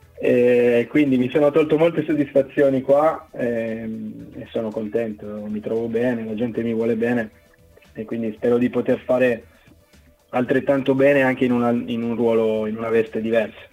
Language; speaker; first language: Italian; native; Italian